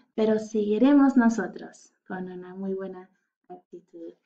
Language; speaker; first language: Spanish; non-native, fluent; English